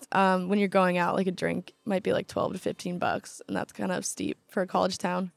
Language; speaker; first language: English; native; English